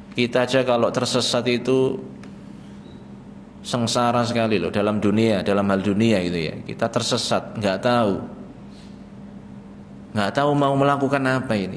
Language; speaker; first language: Indonesian; native; Indonesian